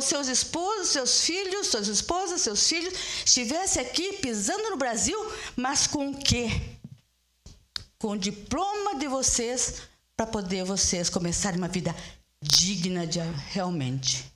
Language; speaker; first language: Portuguese; early bilingual, other home language; Spanish